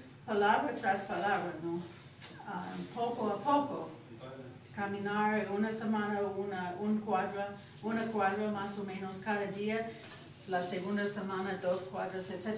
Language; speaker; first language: Spanish; non-native, fluent; English